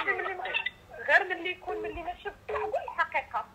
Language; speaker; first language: Arabic; native; Arabic